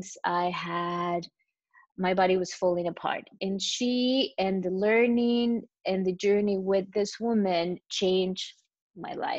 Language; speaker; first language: English; non-native, fluent; Spanish